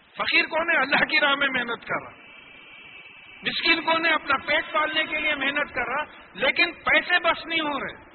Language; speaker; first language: Urdu; native; Urdu